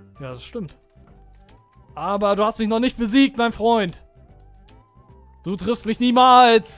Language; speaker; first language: German; native; German